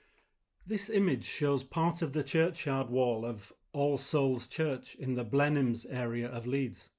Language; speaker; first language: English; native; English